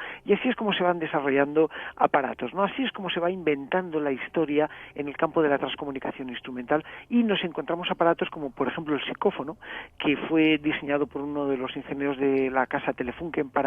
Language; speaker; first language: Spanish; native; Spanish